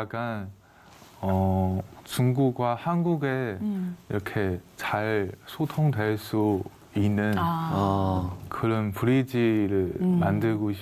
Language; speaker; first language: Korean; non-native, fluent; Chinese